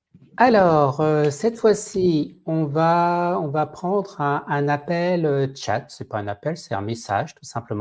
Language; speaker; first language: French; native; French